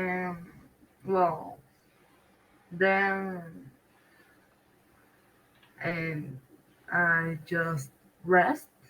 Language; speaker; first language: English; non-native, learner; Spanish